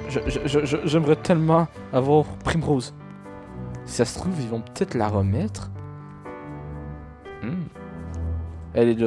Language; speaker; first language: French; native; French